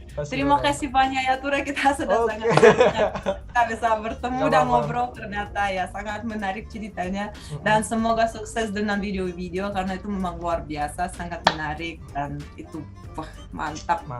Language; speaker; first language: Indonesian; non-native, fluent; Russian